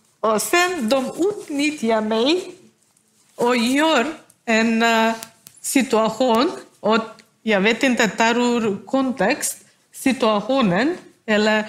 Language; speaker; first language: Swedish; non-native, learner; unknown